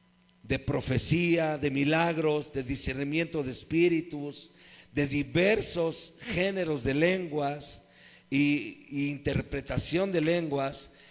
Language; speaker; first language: Spanish; native; Spanish